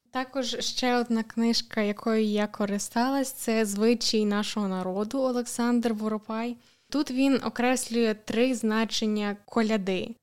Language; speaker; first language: Ukrainian; native; Ukrainian